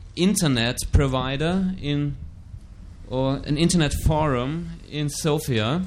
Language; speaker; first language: English; non-native, fluent; German